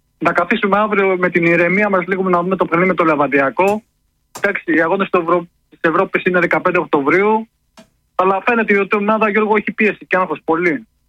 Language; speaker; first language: Greek; native; Greek